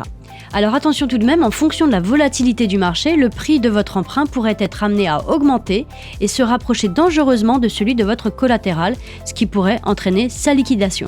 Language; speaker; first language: French; native; French